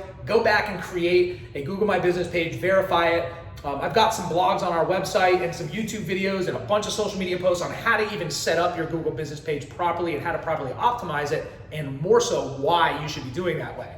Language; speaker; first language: English; native; English